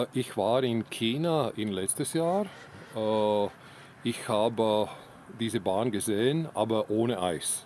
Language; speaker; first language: German; non-native, learner; Latvian